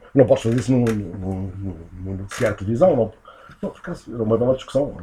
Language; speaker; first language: Portuguese; native; Portuguese